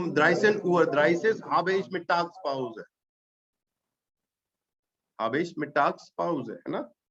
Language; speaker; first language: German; non-native, fluent; Hindi